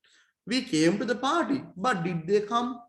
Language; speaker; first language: English; non-native, local second language; Sinhala